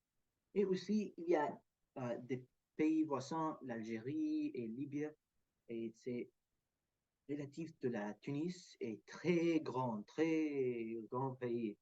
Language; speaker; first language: French; non-native, learner; Arabic